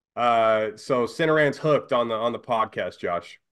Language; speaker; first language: English; native; English